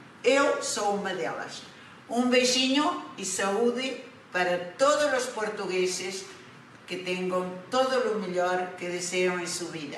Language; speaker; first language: Portuguese; non-native, learner; Spanish